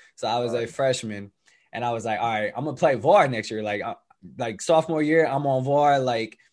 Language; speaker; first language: English; native; English